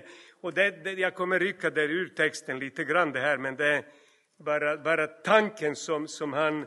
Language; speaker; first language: Swedish; non-native, fluent; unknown